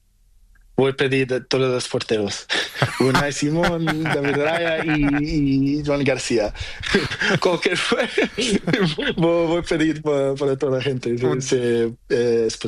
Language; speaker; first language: Spanish; non-native, learner; Portuguese